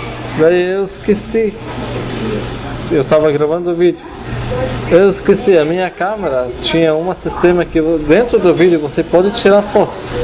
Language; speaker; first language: Portuguese; non-native, fluent; Arabic